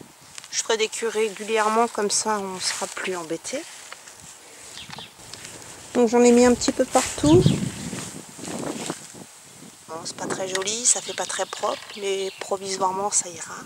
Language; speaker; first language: French; native; French